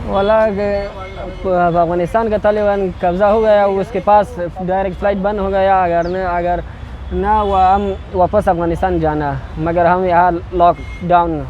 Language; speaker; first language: Hindi; non-native, learner; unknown